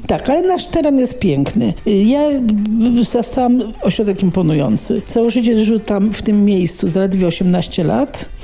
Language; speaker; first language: Polish; native; Polish